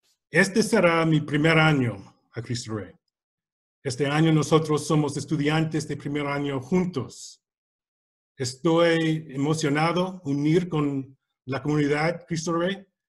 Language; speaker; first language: Spanish; non-native, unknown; English